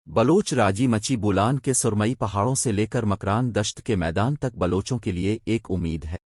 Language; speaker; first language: Urdu; non-native, local second language; Baluchi